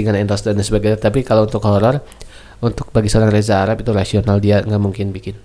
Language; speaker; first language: Indonesian; native; Indonesian